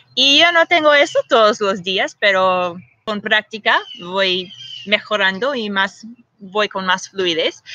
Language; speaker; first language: Spanish; non-native, fluent; English